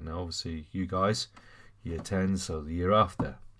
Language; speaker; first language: English; native; English